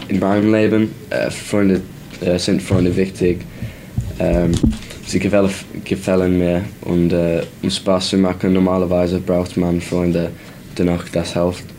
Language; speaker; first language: German; non-native, learner; English